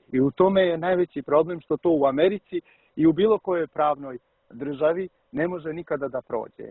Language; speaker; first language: Serbian; early bilingual, heritage; Serbian